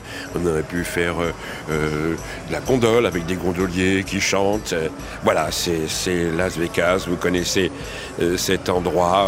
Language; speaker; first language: French; native; French